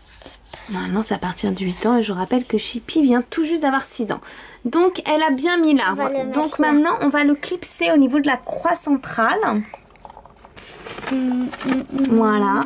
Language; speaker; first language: French; native; French